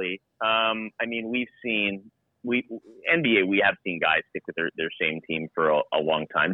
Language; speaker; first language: English; native; English